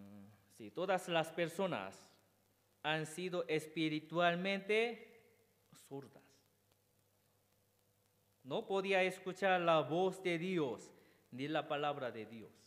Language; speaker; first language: Spanish; non-native, learner; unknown